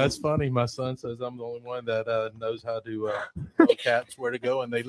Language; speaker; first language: English; native; English